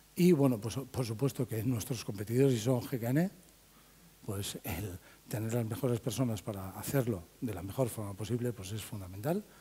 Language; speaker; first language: Spanish; native; Spanish